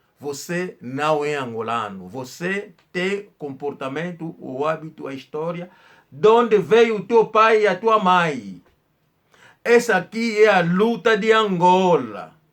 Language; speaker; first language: Portuguese; non-native, local second language; Kongo